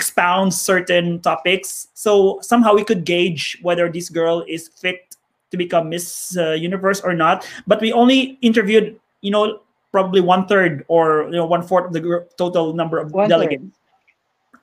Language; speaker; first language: English; non-native, local second language; Hiligaynon